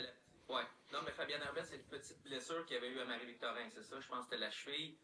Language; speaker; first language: French; native; French